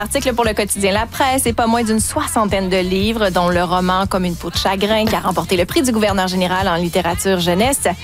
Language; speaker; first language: French; native; French